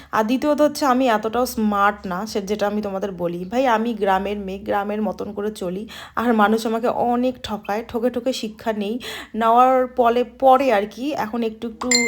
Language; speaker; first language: Bangla; non-native, local second language; Rangpuri